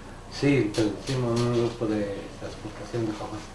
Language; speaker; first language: Spanish; non-native, local second language; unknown